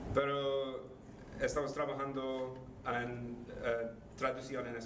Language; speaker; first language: Spanish; non-native, learner; English